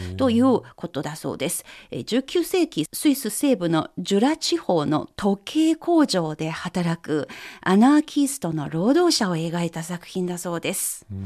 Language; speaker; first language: Japanese; non-native, fluent; Chinese